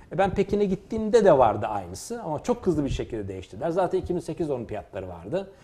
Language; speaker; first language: Turkish; native; Turkish